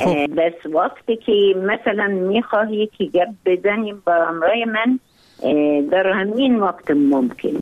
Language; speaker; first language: Persian; non-native, learner; Arabic